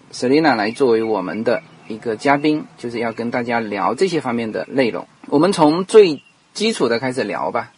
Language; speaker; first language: Chinese; native; Chinese